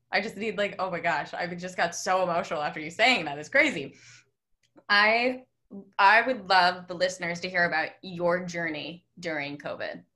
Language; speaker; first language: English; native; English